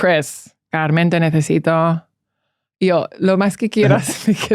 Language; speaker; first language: Spanish; early bilingual, heritage; English